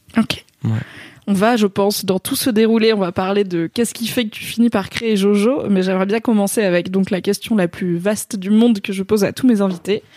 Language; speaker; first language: French; native; French